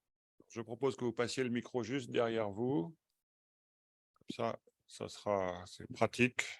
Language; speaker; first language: French; native; French